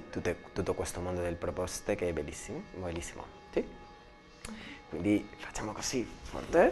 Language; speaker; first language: Italian; non-native, learner; Spanish